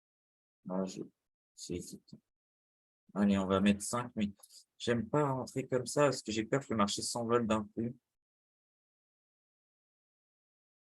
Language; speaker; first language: French; native; French